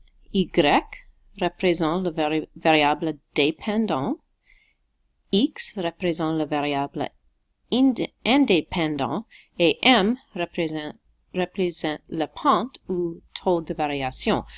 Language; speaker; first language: French; non-native, local second language; English